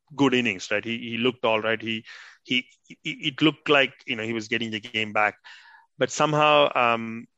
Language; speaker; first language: English; non-native, local second language; Tamil